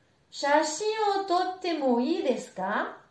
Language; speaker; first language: Japanese; non-native, fluent; French